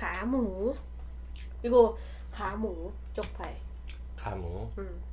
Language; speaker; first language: Korean; non-native, learner; Thai